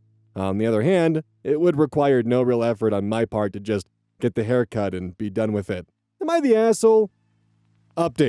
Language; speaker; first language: English; native; English